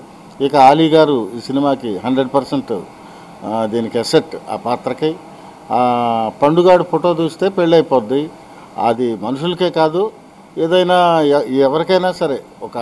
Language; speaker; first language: Telugu; native; Telugu